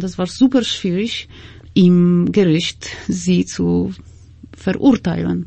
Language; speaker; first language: German; non-native, fluent; Polish